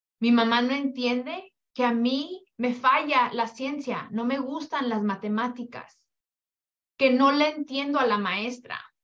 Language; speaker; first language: Spanish; early bilingual, heritage; Spanish